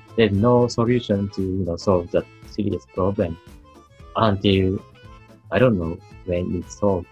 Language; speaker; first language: English; non-native, learner; Japanese